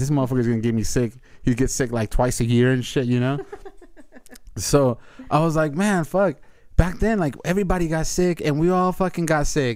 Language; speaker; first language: English; early bilingual, other home language; Spanish